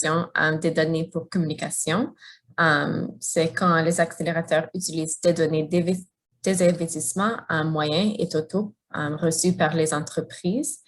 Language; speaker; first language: French; non-native, fluent; English